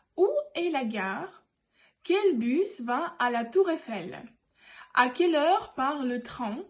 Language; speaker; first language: French; non-native, fluent; Ukrainian